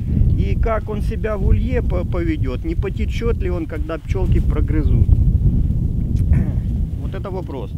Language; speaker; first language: Russian; native; Russian